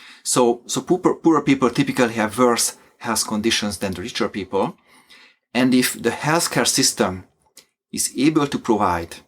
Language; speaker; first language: English; non-native, fluent; Hungarian